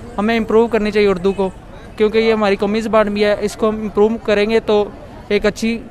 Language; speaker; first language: Urdu; non-native, local second language; Punjabi